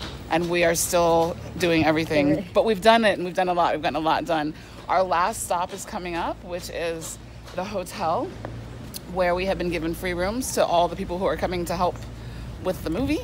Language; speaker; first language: English; native; English